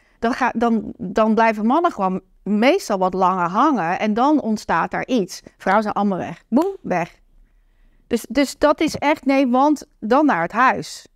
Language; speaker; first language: Dutch; native; Dutch